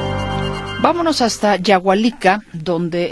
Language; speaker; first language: Spanish; native; Spanish